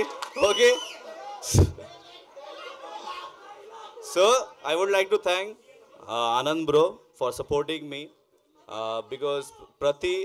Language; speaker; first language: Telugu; non-native, learner; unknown